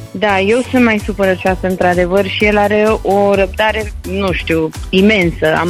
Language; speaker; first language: Romanian; early bilingual, heritage; Romanian